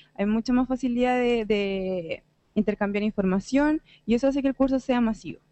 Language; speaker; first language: Spanish; native; Spanish